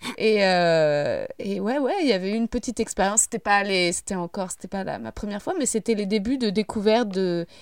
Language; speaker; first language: French; native; French